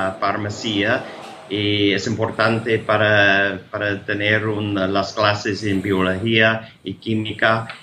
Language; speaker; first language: Spanish; non-native, learner; English